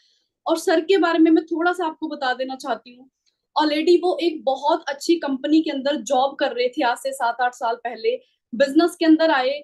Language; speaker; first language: Hindi; non-native, local second language; Punjabi